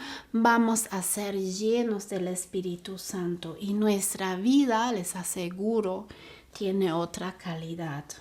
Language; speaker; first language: Spanish; non-native, fluent; German